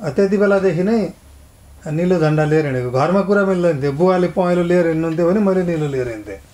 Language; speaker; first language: Nepali; native; Nepali